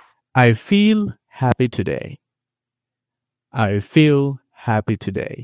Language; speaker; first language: English; non-native, fluent; Bangla